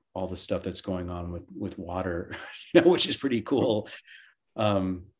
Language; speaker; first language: English; native; English